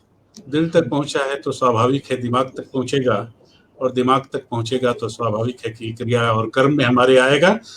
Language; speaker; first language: Hindi; native; Hindi